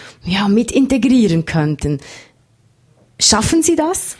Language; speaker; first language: German; native; German